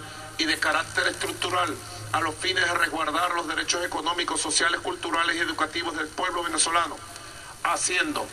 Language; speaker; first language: Spanish; native; Spanish